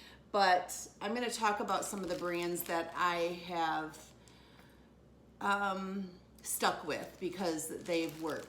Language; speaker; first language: English; native; English